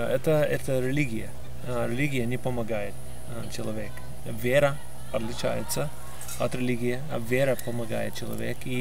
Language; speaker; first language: Russian; non-native, fluent; English